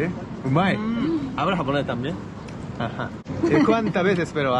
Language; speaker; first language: Spanish; non-native, learner; Japanese